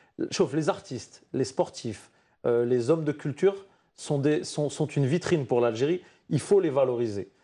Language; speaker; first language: French; non-native, local second language; Arabic